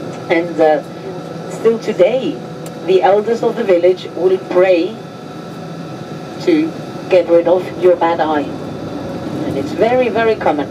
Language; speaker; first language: English; non-native, fluent; Spanish